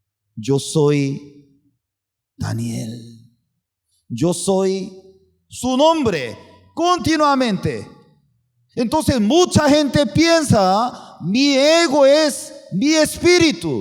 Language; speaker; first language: Spanish; non-native, fluent; Korean